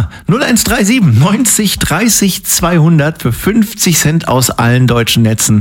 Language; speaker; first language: German; native; German